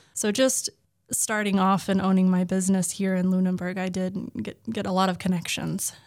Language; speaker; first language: English; native; English